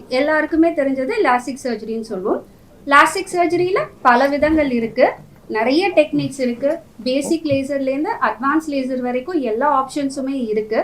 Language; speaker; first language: Tamil; native; Tamil